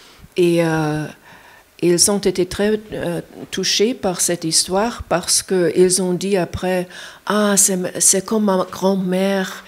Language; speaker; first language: French; non-native, fluent; German